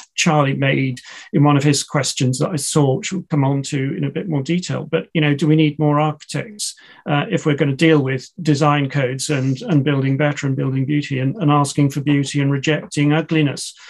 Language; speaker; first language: English; native; English